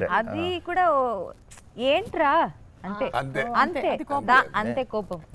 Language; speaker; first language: Telugu; non-native, learner; Tamil